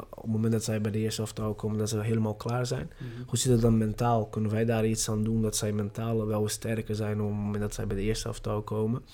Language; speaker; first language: Dutch; non-native, fluent; Portuguese